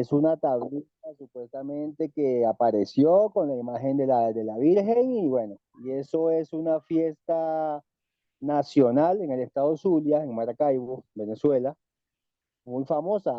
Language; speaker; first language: Spanish; native; Spanish